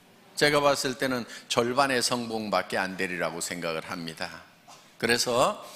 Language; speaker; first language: Korean; native; Korean